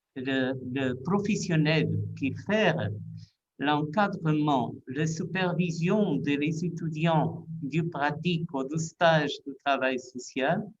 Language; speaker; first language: French; non-native, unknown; Portuguese